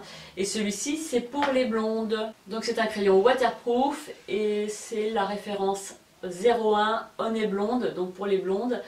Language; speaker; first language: French; native; French